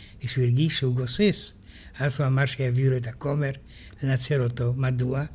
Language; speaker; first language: Hebrew; non-native, fluent; Romanian